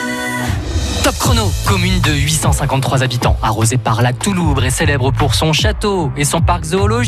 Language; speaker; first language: French; native; French